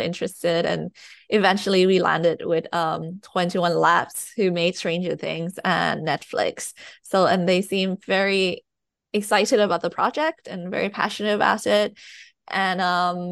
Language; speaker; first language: English; non-native, fluent; Thai